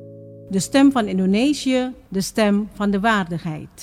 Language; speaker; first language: Dutch; non-native, fluent; Indonesian